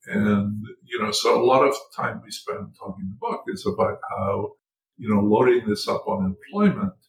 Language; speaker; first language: English; native; English